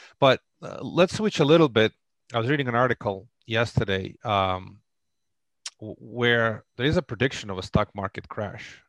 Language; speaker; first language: English; non-native, fluent; Russian